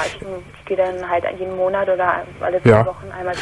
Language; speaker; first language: German; native; German